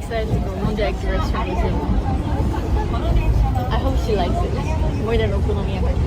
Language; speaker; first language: English; non-native, learner; Korean